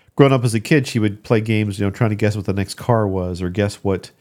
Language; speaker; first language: English; native; English